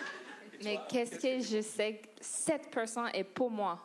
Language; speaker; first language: French; non-native, learner; English